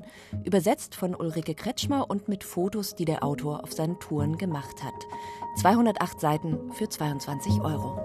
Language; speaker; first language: German; native; German